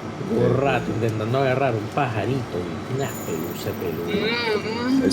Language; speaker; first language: Spanish; native; Spanish